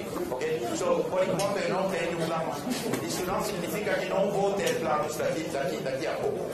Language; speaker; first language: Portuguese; non-native, fluent; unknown